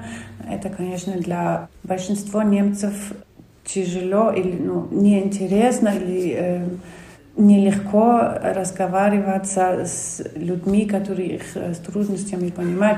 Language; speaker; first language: Russian; non-native, fluent; German